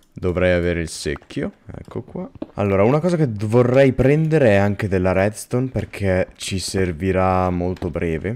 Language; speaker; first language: Italian; native; Italian